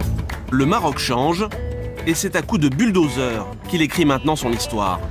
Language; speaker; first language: French; native; French